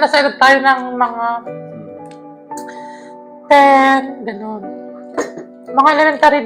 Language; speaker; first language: Filipino; non-native, local second language; Iloko